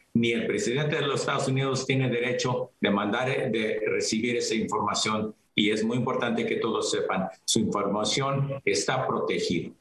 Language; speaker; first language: Spanish; early bilingual, heritage; Spanish